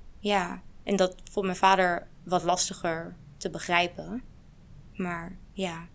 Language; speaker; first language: Dutch; early bilingual, other home language; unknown